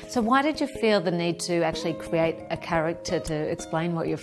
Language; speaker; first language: English; native; English